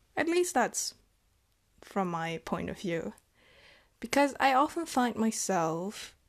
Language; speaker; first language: English; non-native, fluent; Vietnamese